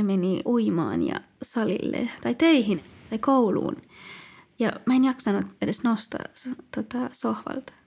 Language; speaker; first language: Finnish; non-native, fluent; Persian